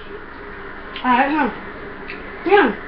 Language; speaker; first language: English; native; English